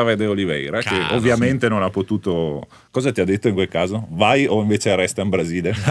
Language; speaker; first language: Italian; native; Italian